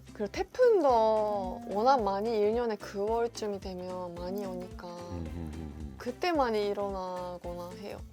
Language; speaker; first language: Korean; non-native, fluent; Japanese